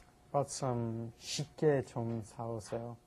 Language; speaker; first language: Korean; non-native, learner; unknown